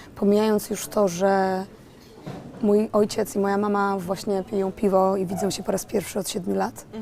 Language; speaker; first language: Polish; native; Polish